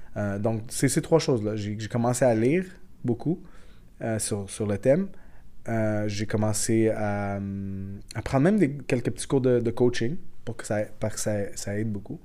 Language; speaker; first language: French; early bilingual, other home language; Portuguese